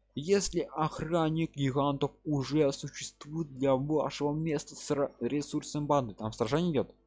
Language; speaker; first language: Russian; non-native, local second language; Ukrainian